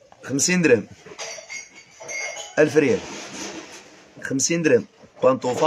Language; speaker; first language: Arabic; native; Arabic